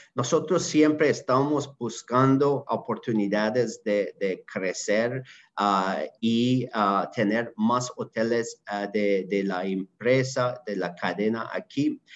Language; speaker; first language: Spanish; non-native, learner; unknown